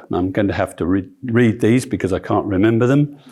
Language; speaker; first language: English; native; English